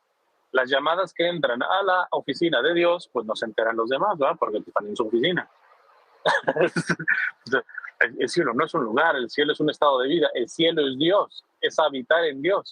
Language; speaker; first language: Spanish; native; Spanish